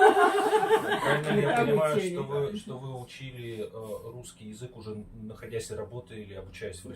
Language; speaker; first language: Russian; native; Russian